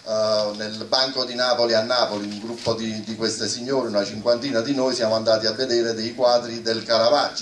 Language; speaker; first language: Italian; native; Italian